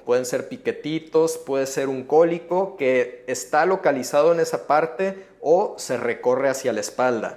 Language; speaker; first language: Spanish; native; Spanish